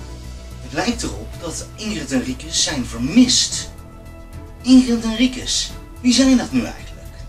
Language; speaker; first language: Dutch; native; Dutch